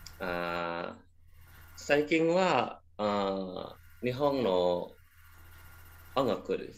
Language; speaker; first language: Japanese; non-native, learner; Indonesian